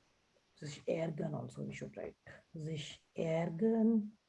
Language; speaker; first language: German; non-native, fluent; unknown